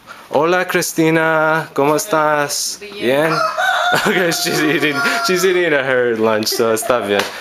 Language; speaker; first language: English; native; English